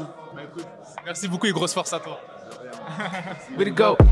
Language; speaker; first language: French; native; French